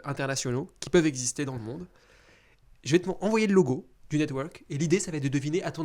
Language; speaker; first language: French; native; French